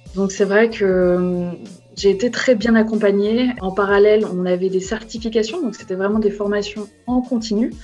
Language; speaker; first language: French; native; French